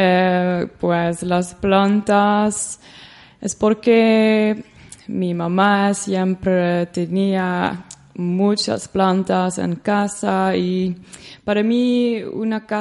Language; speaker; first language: Spanish; non-native, learner; Dutch